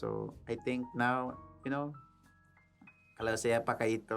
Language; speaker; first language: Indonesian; non-native, learner; Tausug